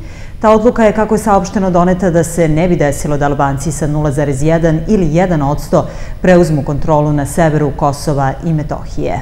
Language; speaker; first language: Serbian; native; Serbian